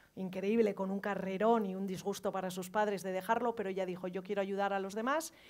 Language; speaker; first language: Spanish; native; Spanish